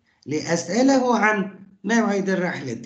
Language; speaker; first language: Arabic; non-native, fluent; Turkish